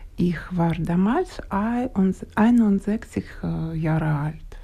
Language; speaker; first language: German; non-native, learner; Russian